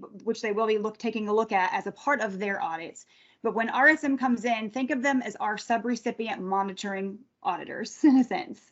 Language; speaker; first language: English; native; English